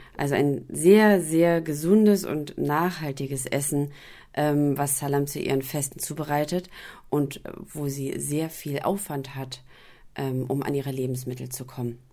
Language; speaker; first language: German; native; German